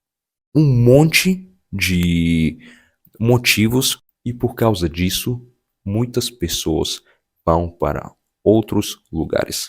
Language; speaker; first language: Portuguese; non-native, fluent; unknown